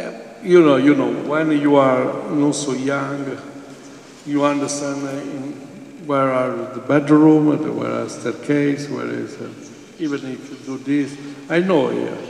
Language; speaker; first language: English; non-native, fluent; Italian